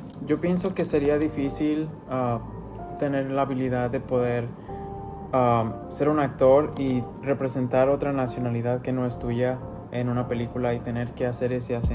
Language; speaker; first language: Spanish; early bilingual, other home language; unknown